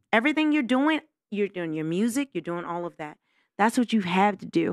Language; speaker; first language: English; native; English